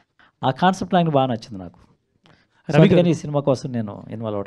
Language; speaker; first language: Telugu; native; Telugu